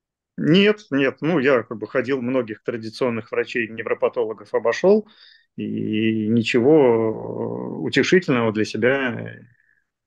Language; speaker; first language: Russian; native; Russian